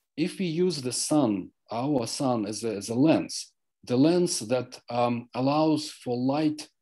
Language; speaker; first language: English; non-native, fluent; Russian